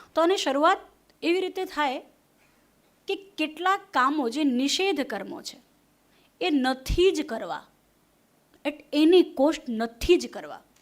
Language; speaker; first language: Gujarati; non-native, local second language; Hindi